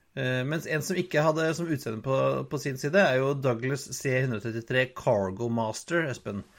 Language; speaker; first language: Norwegian; native; Norwegian